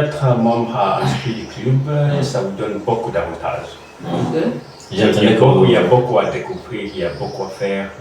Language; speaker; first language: French; non-native, learner; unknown